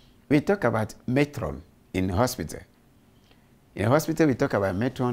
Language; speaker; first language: English; non-native, local second language; Akan